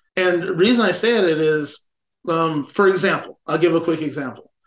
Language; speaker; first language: English; native; English